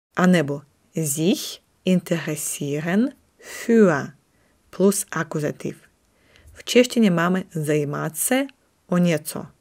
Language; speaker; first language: Czech; non-native, fluent; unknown